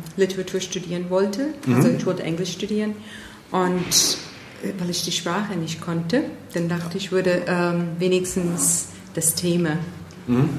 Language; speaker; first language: German; non-native, fluent; English